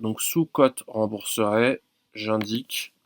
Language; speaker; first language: French; native; French